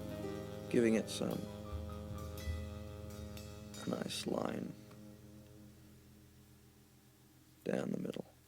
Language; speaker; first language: English; native; English